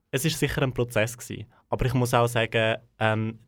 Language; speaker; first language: German; native; German